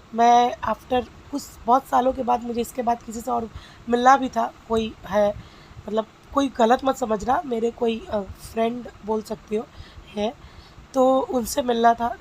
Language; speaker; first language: Hindi; non-native, local second language; Bangla